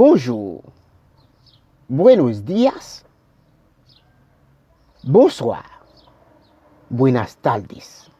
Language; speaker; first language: Spanish; non-native, learner; Haitian Creole